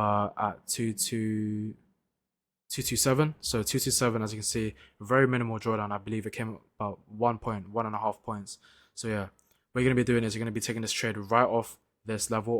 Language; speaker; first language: English; native; English